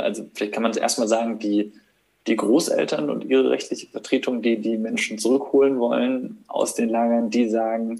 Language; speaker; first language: German; native; German